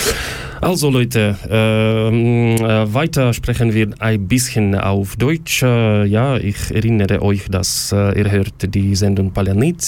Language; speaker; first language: German; non-native, fluent; Ukrainian